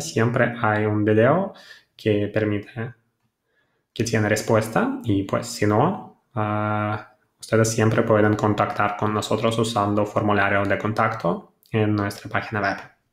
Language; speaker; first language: Spanish; non-native, fluent; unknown